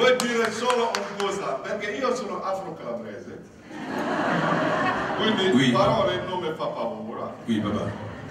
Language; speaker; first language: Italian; non-native, learner; Bambara